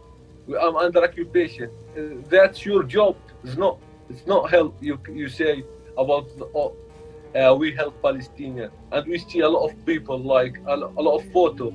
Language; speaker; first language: English; non-native, learner; Arabic